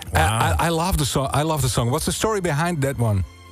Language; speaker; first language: English; non-native, fluent; Dutch